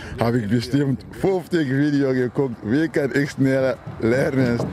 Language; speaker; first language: German; non-native, learner; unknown